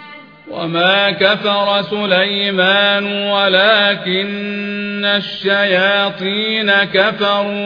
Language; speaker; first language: Arabic; native; Arabic